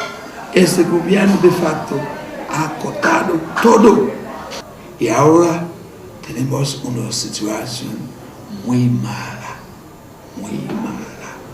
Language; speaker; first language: Spanish; non-native, fluent; Haitian Creole